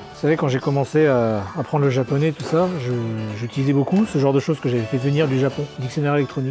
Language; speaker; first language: French; native; French